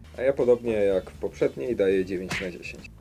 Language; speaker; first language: Polish; native; Polish